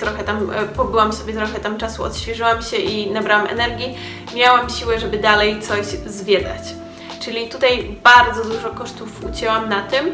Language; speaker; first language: Polish; native; Polish